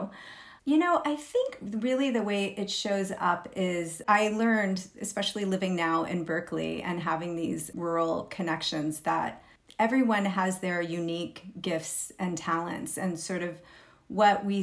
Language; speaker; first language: English; native; English